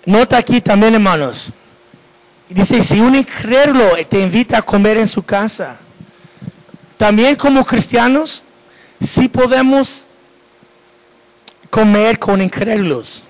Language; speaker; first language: Spanish; non-native, fluent; English